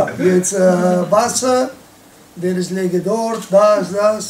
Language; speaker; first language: German; non-native, learner; Spanish